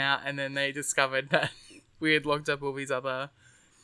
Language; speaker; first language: English; native; English